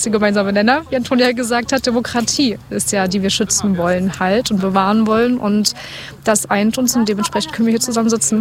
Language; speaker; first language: German; native; German